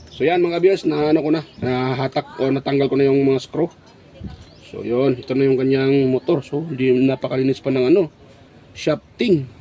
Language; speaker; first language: Filipino; non-native, local second language; Cebuano